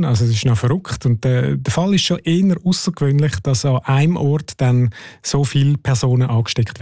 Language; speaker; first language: German; native; German